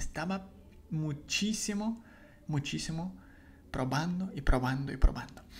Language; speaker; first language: Spanish; non-native, learner; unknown